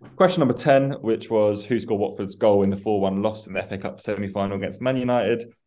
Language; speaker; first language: English; early bilingual, other home language; Persian